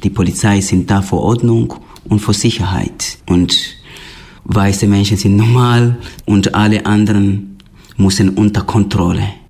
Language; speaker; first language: German; non-native, fluent; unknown